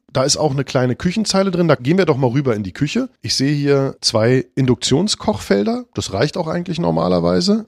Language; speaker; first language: German; native; German